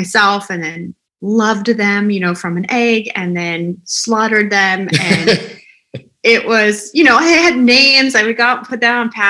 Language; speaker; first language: English; native; English